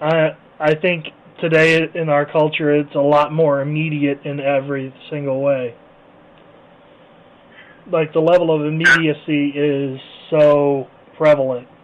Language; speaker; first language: English; native; English